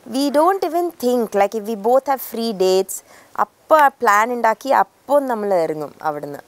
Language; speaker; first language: English; non-native, local second language; Malayalam